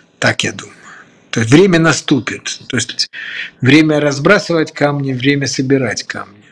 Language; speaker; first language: Russian; native; Russian